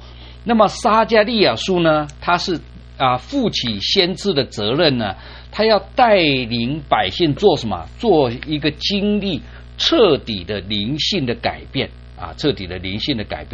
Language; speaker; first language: Chinese; native; Chinese